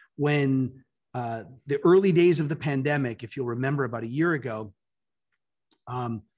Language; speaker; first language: English; native; English